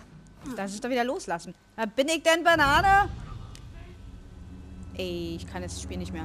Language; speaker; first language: German; native; German